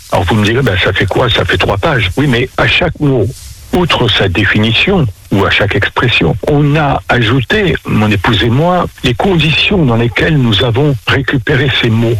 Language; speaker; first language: French; native; French